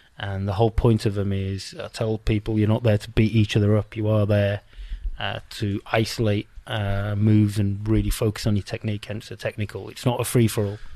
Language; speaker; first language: English; native; English